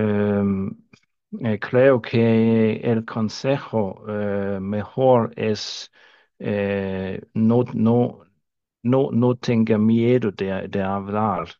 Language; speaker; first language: Spanish; non-native, fluent; Danish